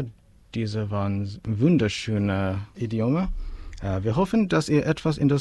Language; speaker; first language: German; non-native, learner; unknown